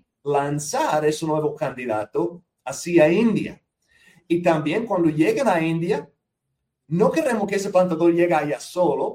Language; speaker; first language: Spanish; non-native, fluent; English